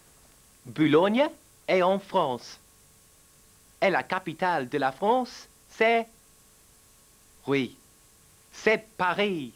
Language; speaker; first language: French; non-native, fluent; English